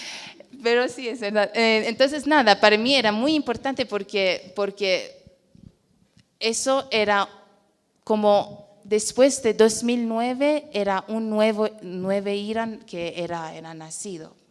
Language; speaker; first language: Spanish; non-native, fluent; Persian